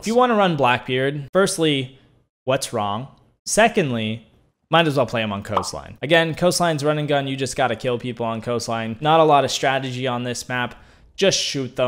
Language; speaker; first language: English; native; English